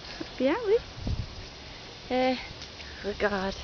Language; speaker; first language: French; non-native, learner; English